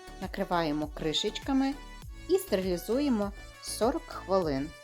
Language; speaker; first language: Ukrainian; native; Ukrainian